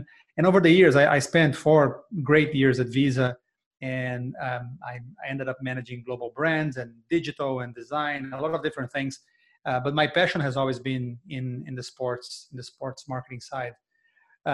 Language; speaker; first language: English; non-native, fluent; Portuguese